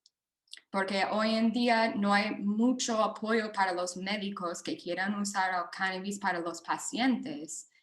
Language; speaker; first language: Spanish; non-native, fluent; English